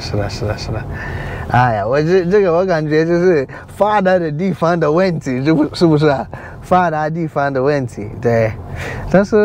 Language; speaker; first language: Chinese; non-native, learner; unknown